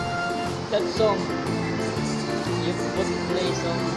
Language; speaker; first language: English; non-native, local second language; Filipino